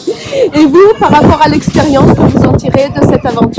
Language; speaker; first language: French; native; French